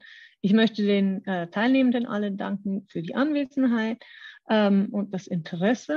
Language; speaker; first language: German; native; German